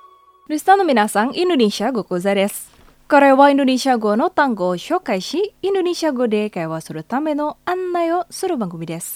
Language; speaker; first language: Japanese; non-native, fluent; Indonesian